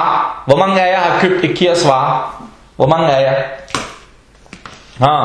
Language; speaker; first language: Danish; early bilingual, other home language; Arabic